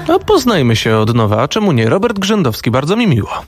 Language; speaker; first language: Polish; native; Polish